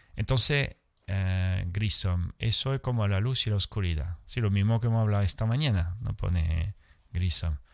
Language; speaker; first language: Spanish; non-native, fluent; French